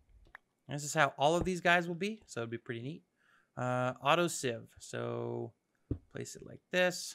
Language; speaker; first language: English; native; English